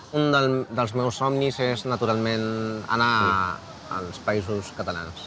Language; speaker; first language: Catalan; non-native, fluent; Spanish